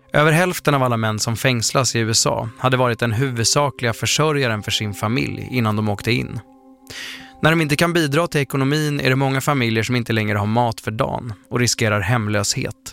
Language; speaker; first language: Swedish; native; Swedish